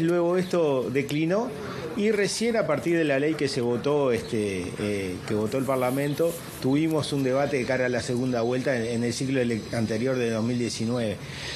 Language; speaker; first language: Spanish; native; Spanish